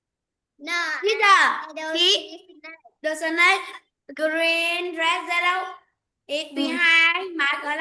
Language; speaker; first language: English; non-native, learner; Vietnamese